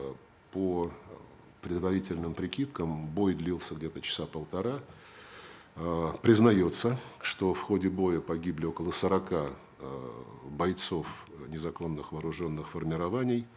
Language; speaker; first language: Russian; native; Russian